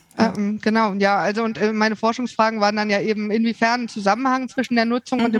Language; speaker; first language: German; native; German